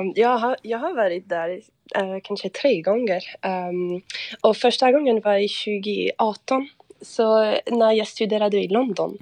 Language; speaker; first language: Swedish; non-native, fluent; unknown